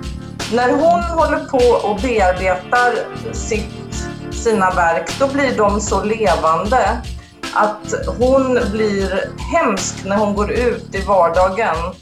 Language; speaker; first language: Swedish; native; Swedish